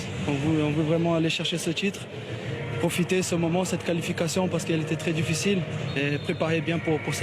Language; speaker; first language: French; non-native, fluent; Portuguese